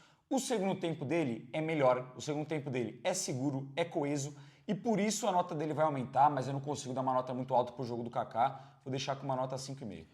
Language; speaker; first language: Portuguese; native; Portuguese